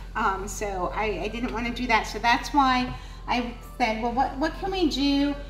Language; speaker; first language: English; native; English